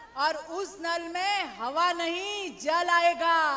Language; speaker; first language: Hindi; non-native, local second language; Marathi